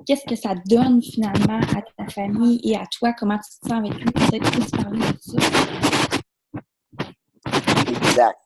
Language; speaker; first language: French; native; French